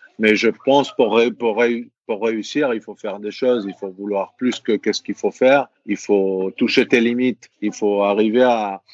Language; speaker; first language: French; non-native, fluent; Greek